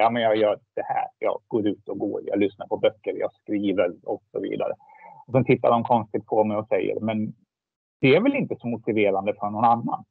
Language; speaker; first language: Swedish; native; Swedish